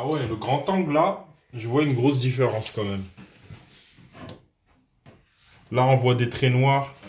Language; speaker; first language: French; native; French